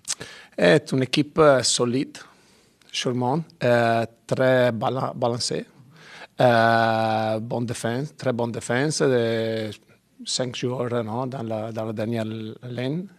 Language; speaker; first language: French; non-native, learner; Italian